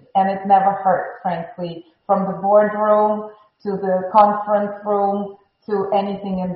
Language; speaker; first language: English; non-native, fluent; Russian